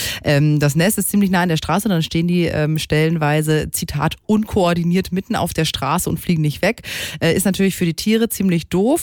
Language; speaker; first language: German; native; German